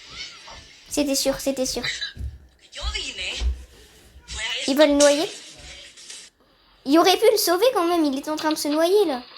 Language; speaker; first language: French; native; French